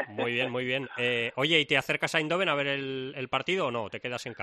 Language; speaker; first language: Spanish; native; Spanish